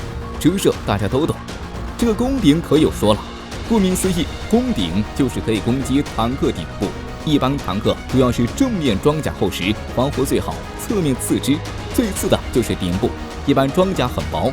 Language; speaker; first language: Chinese; native; Chinese